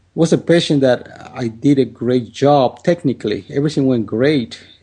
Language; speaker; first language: English; non-native, fluent; Spanish